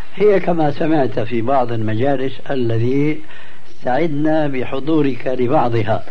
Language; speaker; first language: Arabic; early bilingual, other home language; Albanian